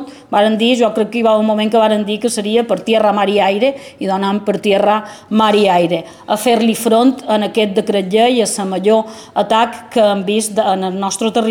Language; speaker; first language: Catalan; native; Catalan